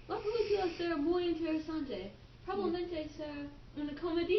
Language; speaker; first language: Spanish; non-native, learner; English